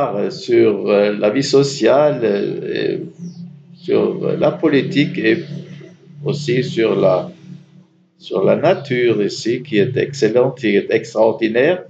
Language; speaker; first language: French; non-native, fluent; German